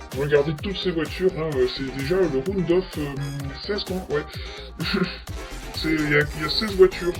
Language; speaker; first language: French; native; French